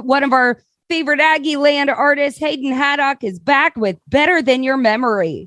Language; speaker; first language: English; native; English